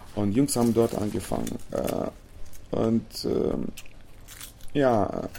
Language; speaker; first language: German; non-native, fluent; Romanian